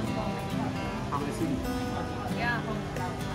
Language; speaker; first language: English; non-native, learner; Japanese